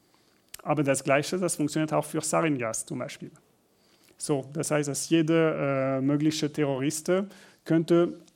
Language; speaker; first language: German; non-native, learner; French